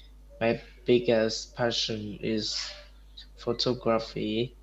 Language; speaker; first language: English; non-native, learner; Vietnamese